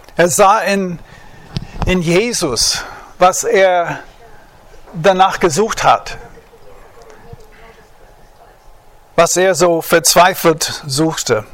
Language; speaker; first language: German; non-native, fluent; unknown